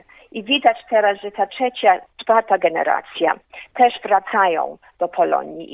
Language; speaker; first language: Polish; early bilingual, heritage; Polish